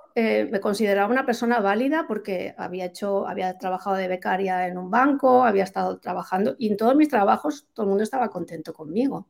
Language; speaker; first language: Spanish; native; Spanish